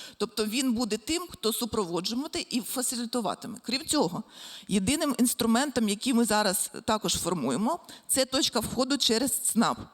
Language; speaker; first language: Ukrainian; native; Ukrainian